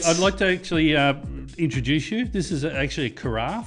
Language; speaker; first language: English; native; English